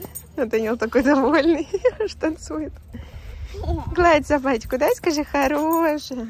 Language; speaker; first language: Russian; native; Russian